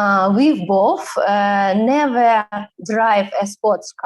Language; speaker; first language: English; non-native, learner; Russian